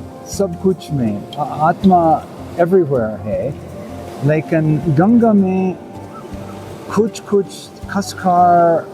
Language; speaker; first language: Hindi; non-native, learner; English